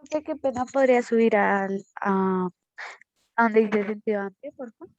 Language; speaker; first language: Spanish; native; Spanish